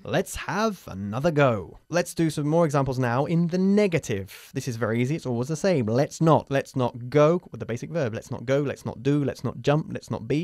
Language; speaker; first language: English; native; English